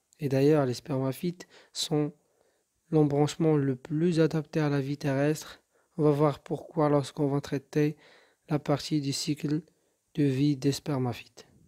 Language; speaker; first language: French; non-native, local second language; Arabic